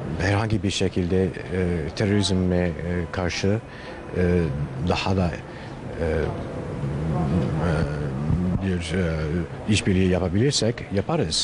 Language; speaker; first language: Turkish; non-native, fluent; English